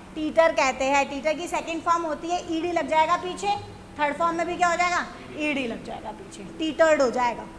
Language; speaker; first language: Hindi; native; Hindi